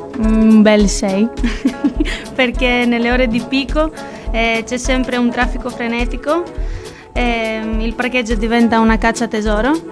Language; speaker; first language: Italian; non-native, fluent; Albanian